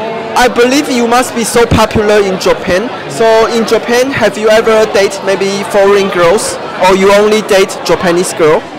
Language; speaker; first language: English; non-native, fluent; Chinese